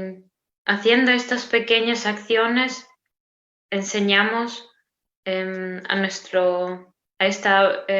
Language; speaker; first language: Spanish; non-native, learner; Romanian